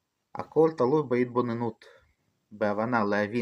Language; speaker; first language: Hebrew; non-native, fluent; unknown